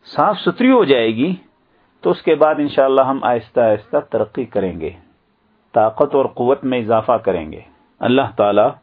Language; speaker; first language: Urdu; native; Urdu